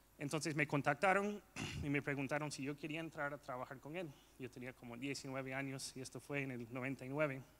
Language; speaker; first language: Spanish; non-native, fluent; English